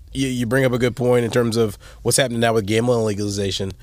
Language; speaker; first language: English; native; English